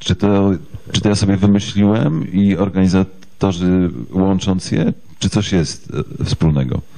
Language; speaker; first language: Polish; native; Polish